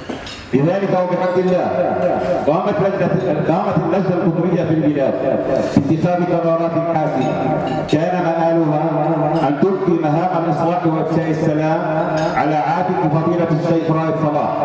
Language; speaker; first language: Arabic; native; Arabic